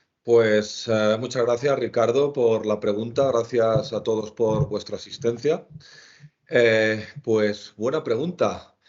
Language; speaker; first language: Spanish; native; Spanish